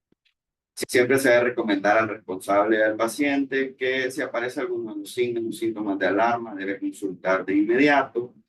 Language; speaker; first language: Spanish; native; Spanish